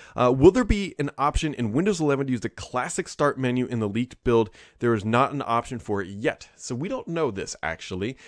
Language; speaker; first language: English; native; English